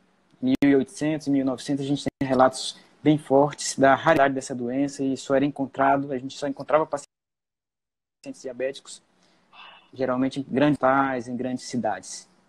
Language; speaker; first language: Portuguese; native; Portuguese